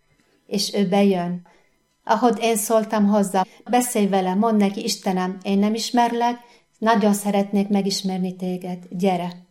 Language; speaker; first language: Hungarian; non-native, learner; Arabic